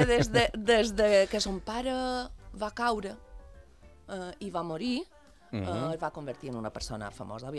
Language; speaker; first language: Catalan; native; Catalan